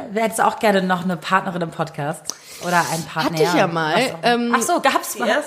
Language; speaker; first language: German; native; German